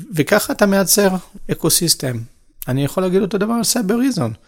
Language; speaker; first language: Hebrew; non-native, fluent; French